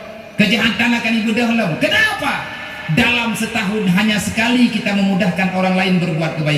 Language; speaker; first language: Indonesian; non-native, local second language; Achinese